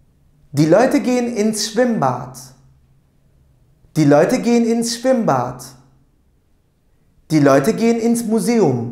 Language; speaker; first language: German; non-native, fluent; Turkish